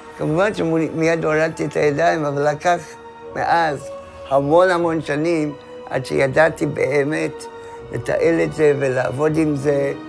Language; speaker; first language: Hebrew; non-native, fluent; English